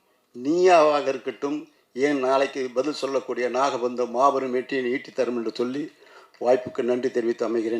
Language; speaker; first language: Tamil; native; Tamil